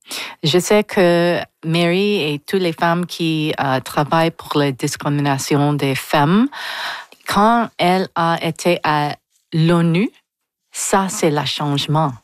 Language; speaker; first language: French; non-native, learner; English